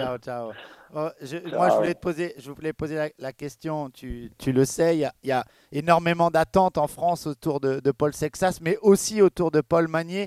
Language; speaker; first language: French; native; French